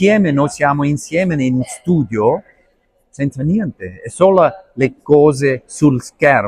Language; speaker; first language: Italian; non-native, learner; Arabic